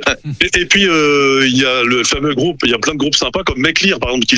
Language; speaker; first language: French; native; French